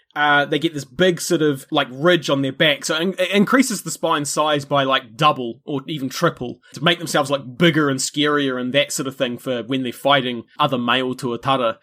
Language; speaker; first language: English; native; English